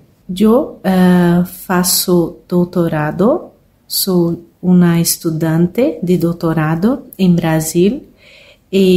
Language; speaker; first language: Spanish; non-native, learner; Portuguese